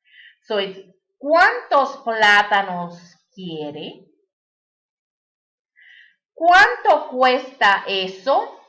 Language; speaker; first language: Spanish; early bilingual, heritage; Spanish